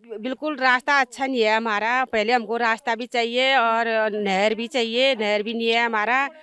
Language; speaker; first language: Hindi; non-native, local second language; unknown